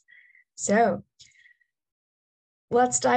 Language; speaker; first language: English; native; English